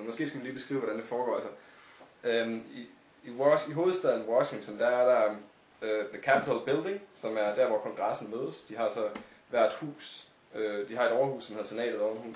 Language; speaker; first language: Danish; native; Danish